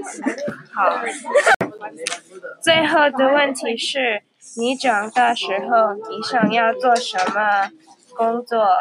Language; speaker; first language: Chinese; non-native, learner; English